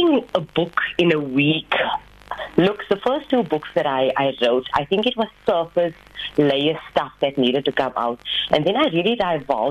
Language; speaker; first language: English; native; English